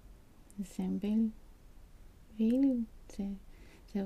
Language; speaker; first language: French; non-native, learner; Swedish